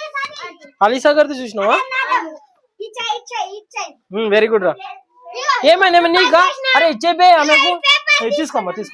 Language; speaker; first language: Telugu; native; Telugu